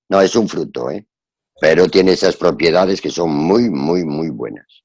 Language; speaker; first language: Spanish; native; Spanish